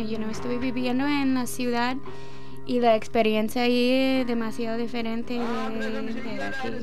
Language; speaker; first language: Spanish; non-native, learner; English